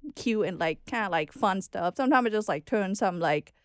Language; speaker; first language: English; non-native, learner; Thai